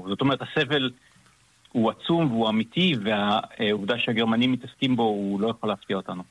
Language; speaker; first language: Hebrew; native; Hebrew